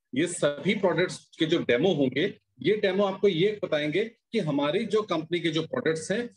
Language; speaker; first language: Hindi; native; Hindi